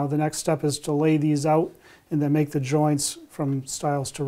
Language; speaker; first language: English; native; English